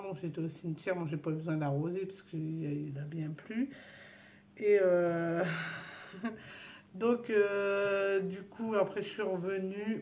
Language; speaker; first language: French; native; French